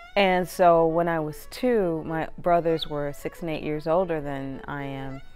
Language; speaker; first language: English; native; English